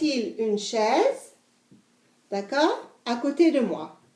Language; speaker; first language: French; non-native, fluent; English